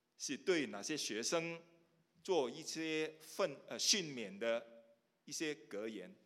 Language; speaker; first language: Chinese; non-native, local second language; Cantonese